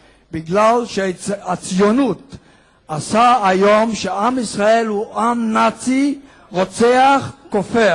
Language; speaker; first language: Hebrew; non-native, fluent; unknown